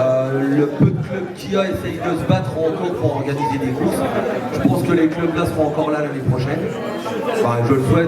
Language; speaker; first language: French; native; French